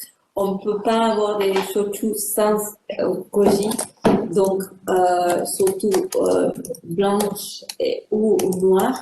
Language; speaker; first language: French; non-native, fluent; Spanish